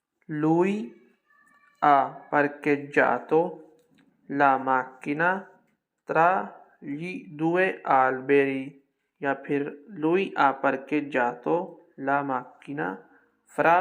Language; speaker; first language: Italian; non-native, fluent; Urdu